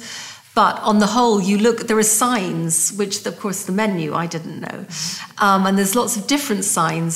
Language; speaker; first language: English; native; English